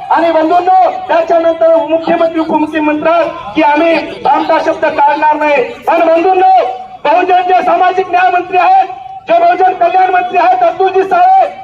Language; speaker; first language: Marathi; non-native, local second language; Lambadi